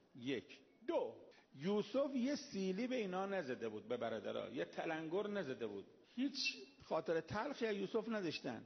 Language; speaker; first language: Persian; native; Persian